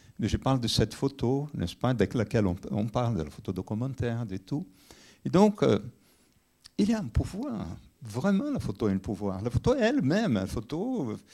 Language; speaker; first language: French; non-native, fluent; Portuguese